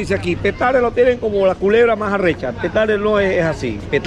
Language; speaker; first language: Spanish; native; Spanish